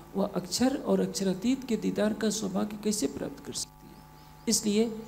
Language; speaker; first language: Hindi; native; Hindi